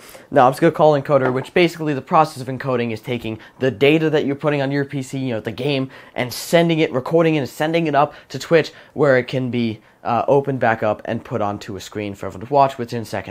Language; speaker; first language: English; native; English